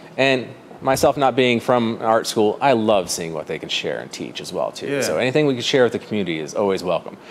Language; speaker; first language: English; native; English